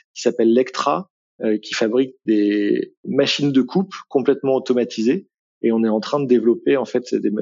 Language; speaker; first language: French; native; French